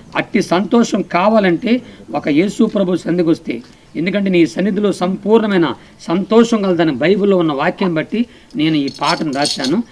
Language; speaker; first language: Telugu; non-native, local second language; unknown